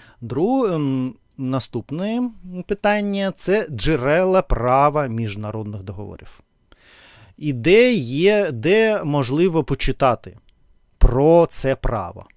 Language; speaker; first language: Ukrainian; non-native, learner; Russian